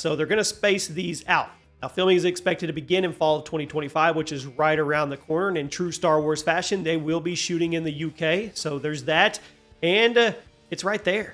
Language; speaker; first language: English; native; English